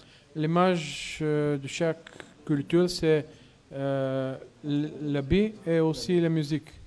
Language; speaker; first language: French; non-native, fluent; Bulgarian